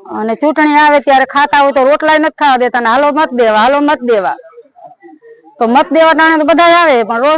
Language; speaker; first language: Gujarati; native; Gujarati